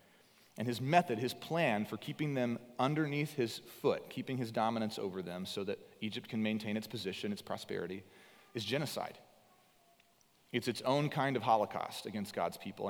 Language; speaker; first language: English; native; English